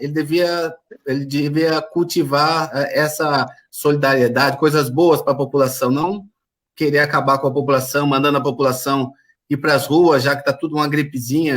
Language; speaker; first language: Portuguese; native; Portuguese